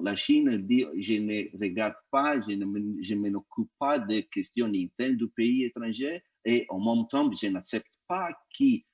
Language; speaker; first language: French; non-native, fluent; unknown